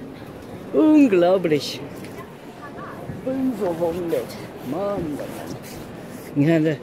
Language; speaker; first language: German; non-native, learner; Chinese